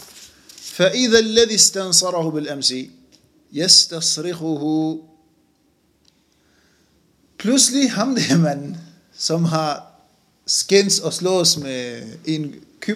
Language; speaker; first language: Danish; non-native, fluent; Arabic